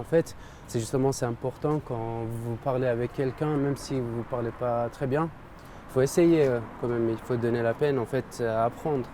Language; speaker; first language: French; non-native, fluent; Persian